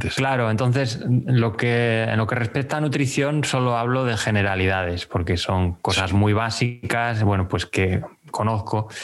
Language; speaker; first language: Spanish; native; Spanish